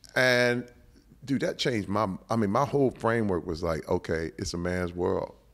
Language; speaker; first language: English; native; English